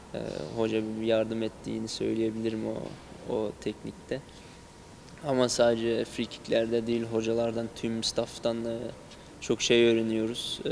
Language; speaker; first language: Turkish; early bilingual, heritage; Turkish